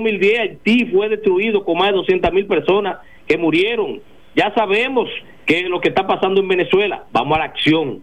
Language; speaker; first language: Spanish; native; Spanish